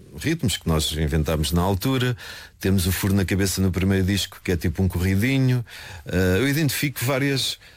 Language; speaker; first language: Portuguese; native; Portuguese